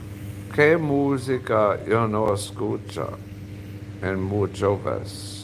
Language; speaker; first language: Spanish; non-native, learner; English